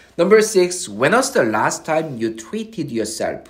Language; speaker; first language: English; non-native, fluent; Korean